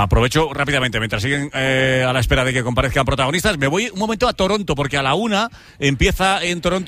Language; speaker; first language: Spanish; native; Spanish